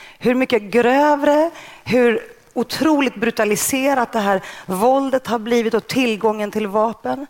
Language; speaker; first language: Swedish; early bilingual, other home language; Greek